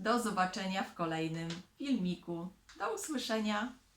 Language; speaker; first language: Polish; native; Polish